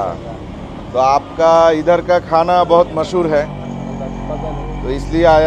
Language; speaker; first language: Hindi; non-native, learner; Bangla